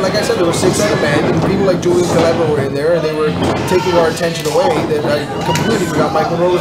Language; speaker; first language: English; native; English